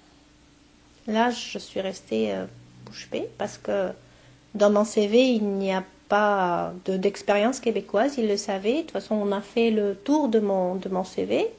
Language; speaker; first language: French; non-native, local second language; Arabic